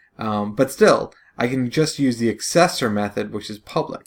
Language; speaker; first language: English; native; English